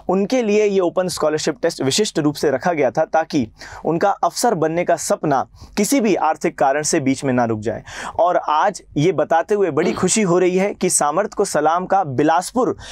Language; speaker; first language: Hindi; native; Hindi